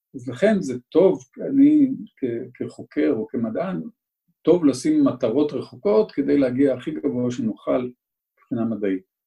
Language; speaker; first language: Hebrew; native; Hebrew